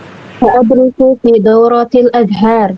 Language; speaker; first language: Arabic; non-native, learner; Indonesian